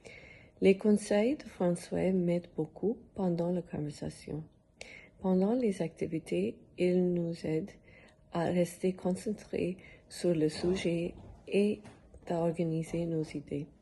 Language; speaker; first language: French; non-native, learner; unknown